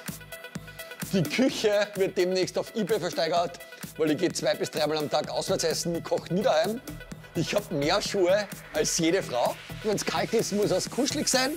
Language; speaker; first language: German; native; German